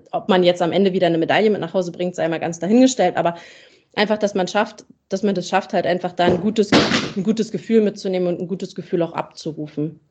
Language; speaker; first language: German; native; German